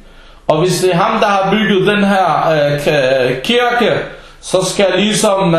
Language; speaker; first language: Danish; early bilingual, other home language; Arabic